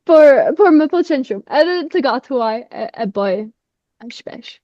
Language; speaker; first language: Albanian; non-native, fluent; English